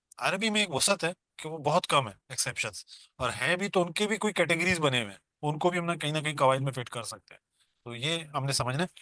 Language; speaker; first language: Urdu; non-native, local second language; Baluchi